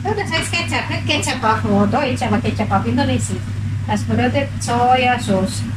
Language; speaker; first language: German; non-native, learner; Indonesian